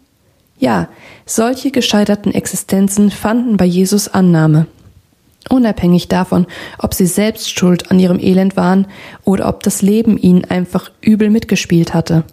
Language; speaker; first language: German; native; German